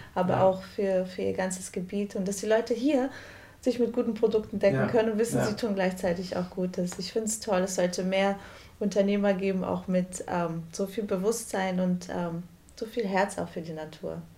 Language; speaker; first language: German; non-native, fluent; Portuguese